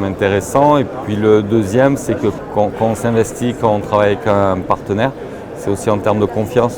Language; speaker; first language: French; native; French